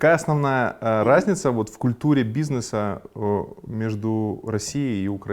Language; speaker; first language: Russian; native; Russian